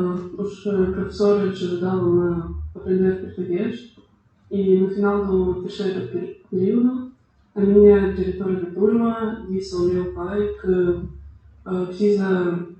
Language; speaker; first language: Portuguese; non-native, learner; Ukrainian